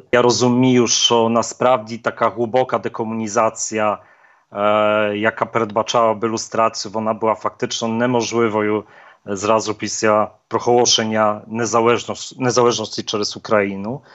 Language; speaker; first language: Polish; non-native, learner; Ukrainian